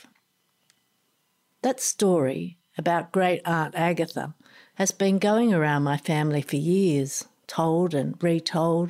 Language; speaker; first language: English; non-native, fluent; Italian